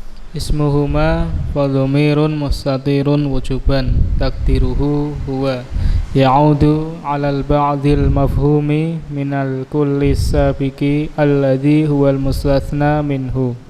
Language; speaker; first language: Arabic; non-native, learner; Indonesian